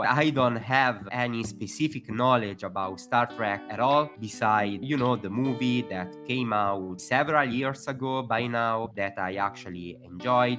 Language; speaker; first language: English; non-native, fluent; Italian